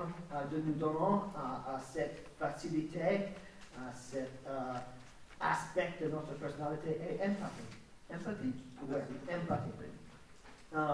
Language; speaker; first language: French; non-native, learner; English